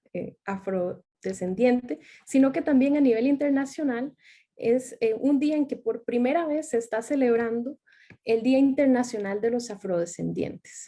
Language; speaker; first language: Spanish; native; Spanish